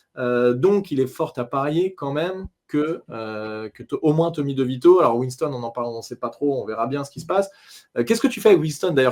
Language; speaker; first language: French; native; French